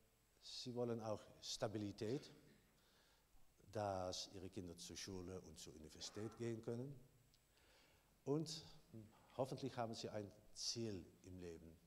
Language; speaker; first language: German; non-native, learner; Dutch